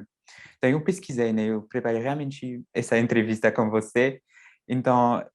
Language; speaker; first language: Portuguese; non-native, fluent; French